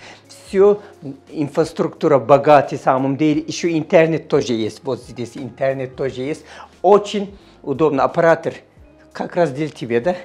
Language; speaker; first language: Russian; non-native, learner; Turkish